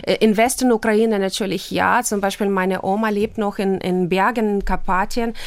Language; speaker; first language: German; non-native, fluent; Russian